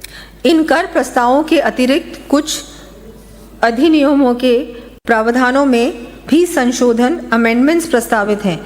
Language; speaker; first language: Hindi; native; Hindi